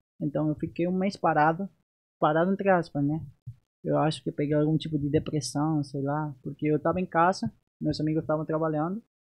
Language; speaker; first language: Portuguese; non-native, fluent; Spanish